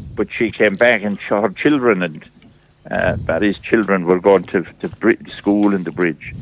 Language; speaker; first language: English; native; English